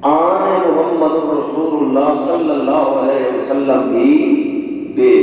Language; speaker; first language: Urdu; non-native, local second language; Saraiki